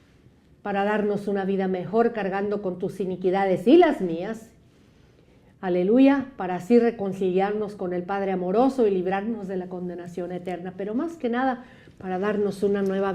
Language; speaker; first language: Spanish; native; Spanish